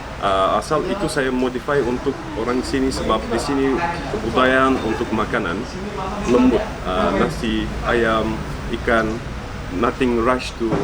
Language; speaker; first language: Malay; non-native, fluent; Turkish